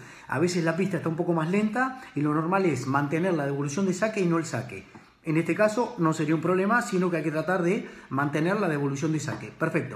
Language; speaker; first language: Spanish; native; Spanish